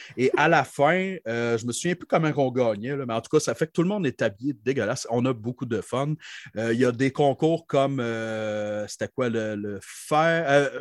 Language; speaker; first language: French; native; French